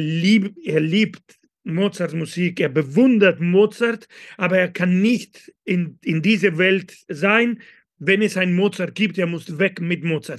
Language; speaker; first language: German; non-native, fluent; Spanish